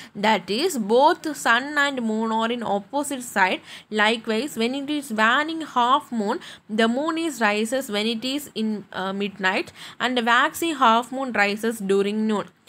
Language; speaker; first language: English; non-native, local second language; Tamil